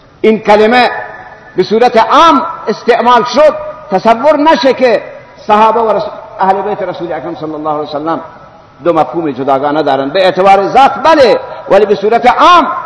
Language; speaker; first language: Persian; non-native, local second language; Baluchi